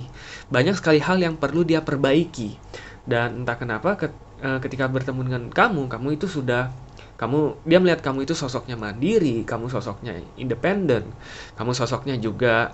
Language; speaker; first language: Indonesian; native; Indonesian